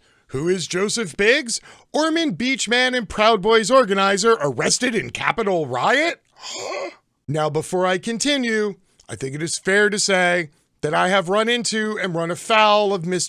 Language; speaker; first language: English; native; English